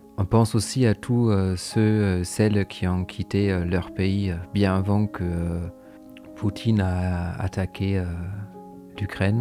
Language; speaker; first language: French; non-native, fluent; German